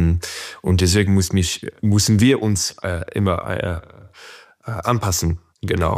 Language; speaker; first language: German; non-native, fluent; French